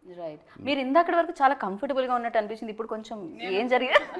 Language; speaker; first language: Telugu; native; Telugu